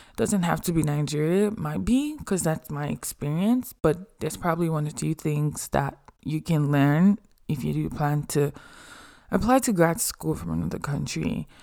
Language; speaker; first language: English; non-native, local second language; Yoruba